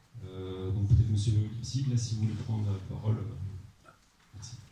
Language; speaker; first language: French; native; French